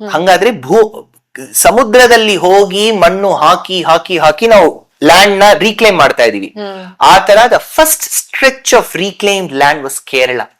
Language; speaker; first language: Kannada; non-native, local second language; Tamil